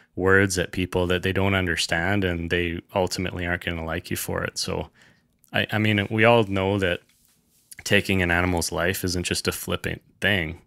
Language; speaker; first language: English; native; English